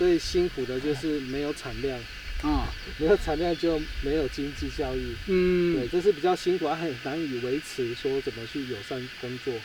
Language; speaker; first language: Chinese; native; Chinese